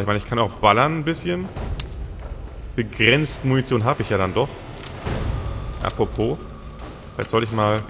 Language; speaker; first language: German; native; German